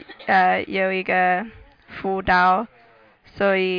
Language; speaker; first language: Chinese; non-native, learner; English